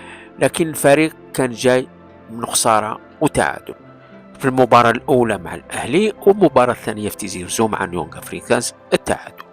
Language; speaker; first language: Arabic; non-native, local second language; Kabyle